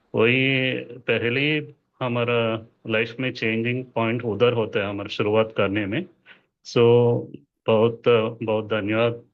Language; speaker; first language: Hindi; non-native, local second language; Telugu